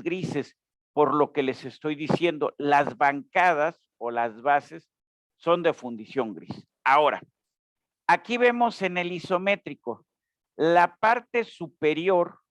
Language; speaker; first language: Spanish; native; Spanish